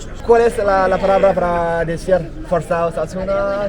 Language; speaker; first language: Spanish; non-native, learner; French